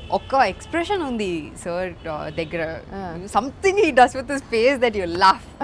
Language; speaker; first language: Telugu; non-native, learner; Tamil